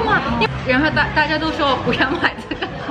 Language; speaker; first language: Chinese; non-native, local second language; Cantonese